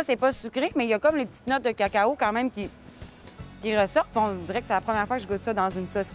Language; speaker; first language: French; native; French